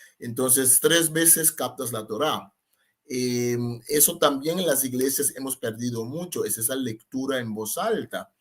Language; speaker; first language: Spanish; non-native, fluent; Papiamento